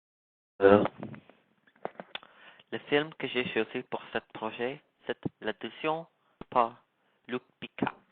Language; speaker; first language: French; non-native, learner; English